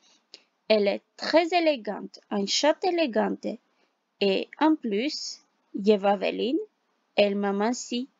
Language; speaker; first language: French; non-native, fluent; Armenian